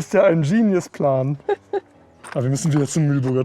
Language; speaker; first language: German; native; German